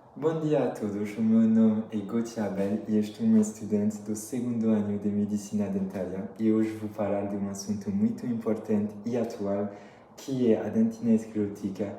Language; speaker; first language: Portuguese; non-native, fluent; French